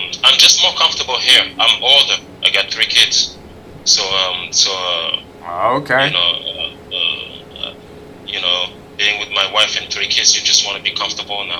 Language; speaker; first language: English; non-native, fluent; French